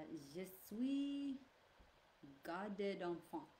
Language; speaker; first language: French; non-native, learner; English